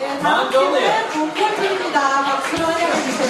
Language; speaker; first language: Korean; native; Korean